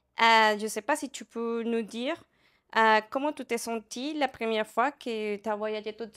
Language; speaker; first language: French; non-native, learner; Spanish